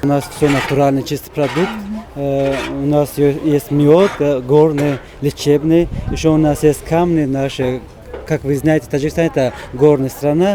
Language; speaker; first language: Russian; non-native, fluent; Tajik